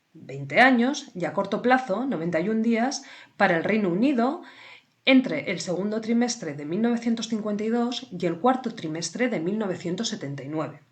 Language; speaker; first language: Spanish; native; Spanish